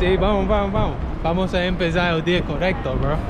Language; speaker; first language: Spanish; non-native, learner; English